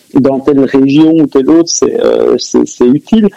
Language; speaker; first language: French; native; French